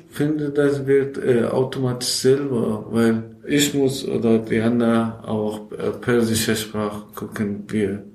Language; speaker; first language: German; non-native, learner; Persian